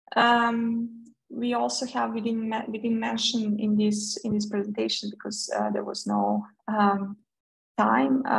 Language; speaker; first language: English; non-native, fluent; Serbian